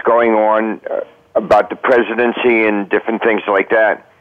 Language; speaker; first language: English; native; English